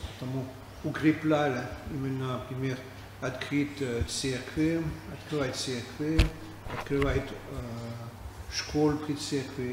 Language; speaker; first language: Russian; non-native, fluent; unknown